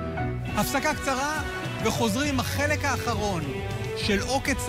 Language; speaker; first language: Hebrew; native; Hebrew